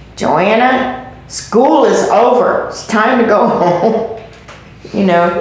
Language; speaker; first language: English; native; English